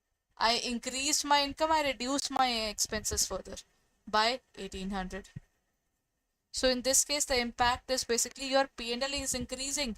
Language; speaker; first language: English; non-native, local second language; Hindi